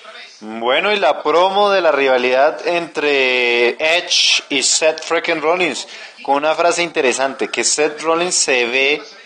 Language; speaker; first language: Spanish; native; Spanish